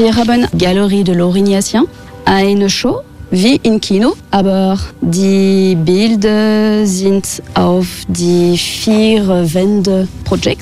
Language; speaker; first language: German; non-native, learner; French